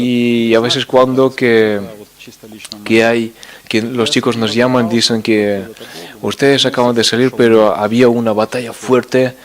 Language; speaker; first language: Spanish; non-native, fluent; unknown